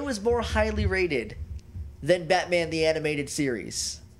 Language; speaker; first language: English; native; English